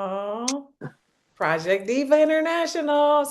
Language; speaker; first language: English; native; English